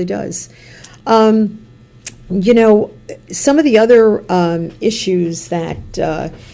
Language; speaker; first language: English; native; English